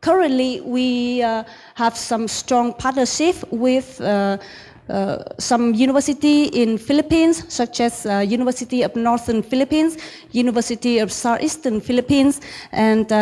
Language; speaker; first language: English; non-native, learner; Vietnamese